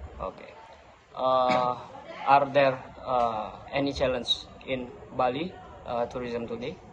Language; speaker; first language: English; non-native, learner; Indonesian